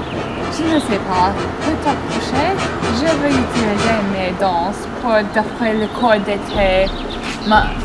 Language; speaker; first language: French; non-native, learner; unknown